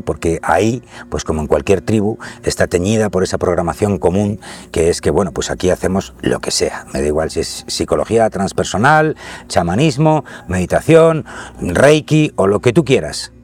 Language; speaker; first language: Spanish; native; Spanish